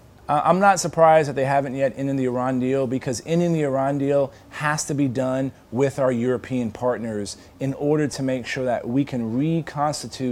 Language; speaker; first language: English; native; English